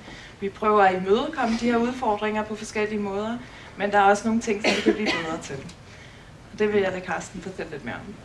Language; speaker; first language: Danish; native; Danish